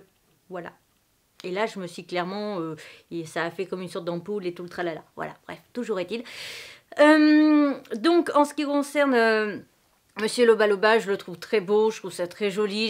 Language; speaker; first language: French; native; French